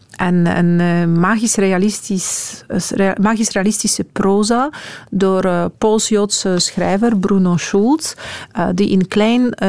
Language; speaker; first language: Dutch; non-native, fluent; Polish